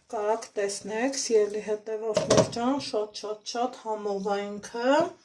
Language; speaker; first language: Armenian; native; Armenian